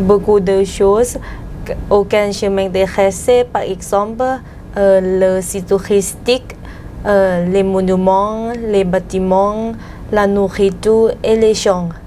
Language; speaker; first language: French; non-native, learner; Thai